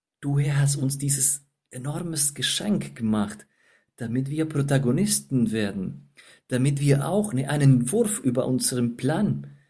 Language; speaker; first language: German; non-native, fluent; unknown